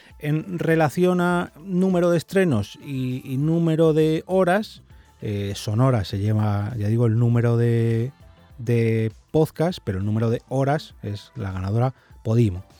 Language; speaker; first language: Spanish; native; Spanish